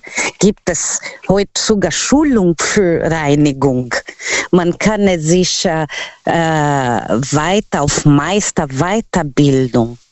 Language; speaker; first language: German; non-native, learner; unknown